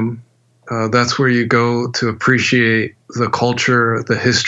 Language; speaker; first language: English; native; English